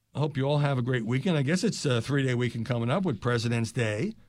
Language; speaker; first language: English; native; English